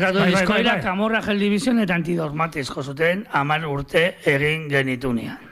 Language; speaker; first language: Basque; native; Basque